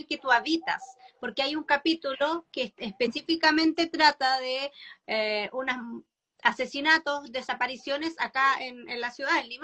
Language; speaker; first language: Spanish; native; Spanish